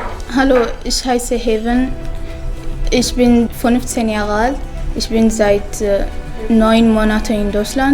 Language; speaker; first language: German; non-native, learner; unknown